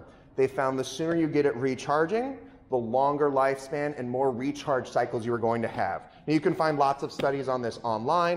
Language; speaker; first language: English; native; English